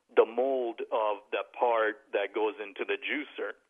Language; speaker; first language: English; native; English